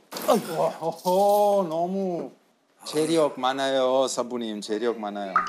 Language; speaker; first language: Korean; non-native, learner; Italian